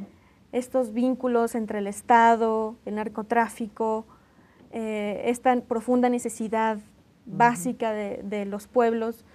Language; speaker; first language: Spanish; native; Spanish